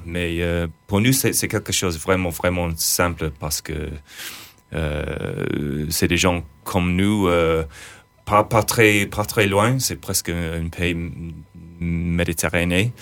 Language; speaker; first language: French; non-native, fluent; English